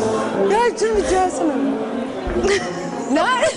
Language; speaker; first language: Turkish; native; Turkish